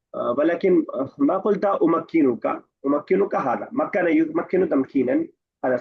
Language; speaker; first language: Arabic; non-native, learner; Urdu